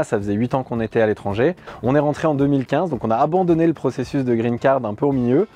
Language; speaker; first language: French; native; French